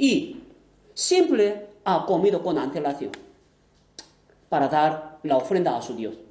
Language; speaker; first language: Spanish; non-native, fluent; Korean